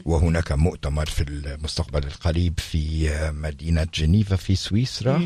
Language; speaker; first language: Arabic; native; Arabic